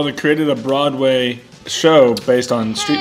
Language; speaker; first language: English; native; English